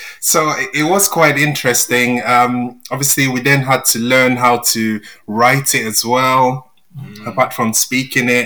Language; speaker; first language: English; non-native, local second language; Yoruba